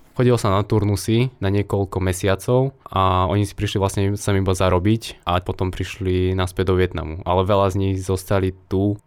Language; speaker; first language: Slovak; early bilingual, other home language; Vietnamese